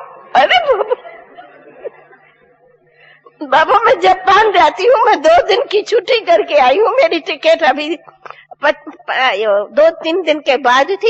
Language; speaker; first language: Hindi; non-native, local second language; Sindhi